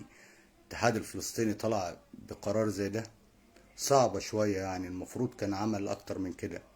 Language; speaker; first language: Arabic; native; Arabic